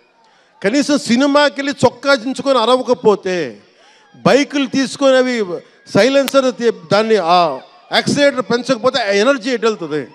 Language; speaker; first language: Telugu; native; Telugu